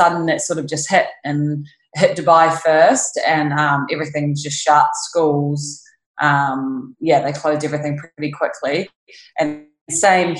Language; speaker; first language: English; native; English